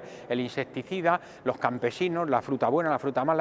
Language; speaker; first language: Spanish; native; Spanish